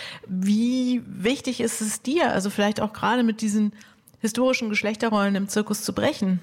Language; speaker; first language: German; native; German